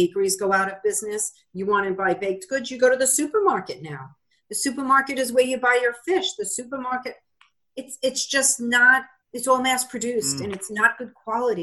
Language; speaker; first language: English; native; English